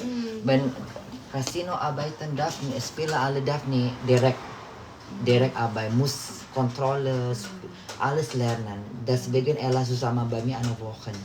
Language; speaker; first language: German; non-native, learner; Indonesian